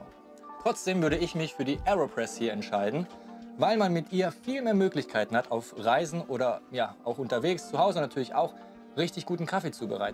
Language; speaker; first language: German; native; German